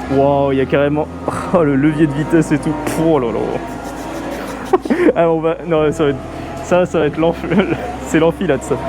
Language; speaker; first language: French; native; French